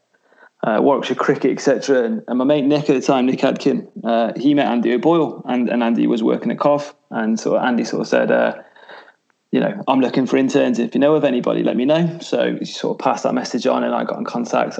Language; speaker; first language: English; native; English